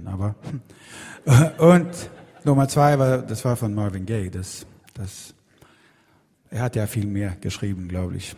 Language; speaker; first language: German; non-native, fluent; Swedish